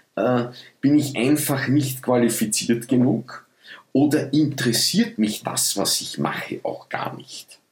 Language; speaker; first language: German; early bilingual, other home language; Dutch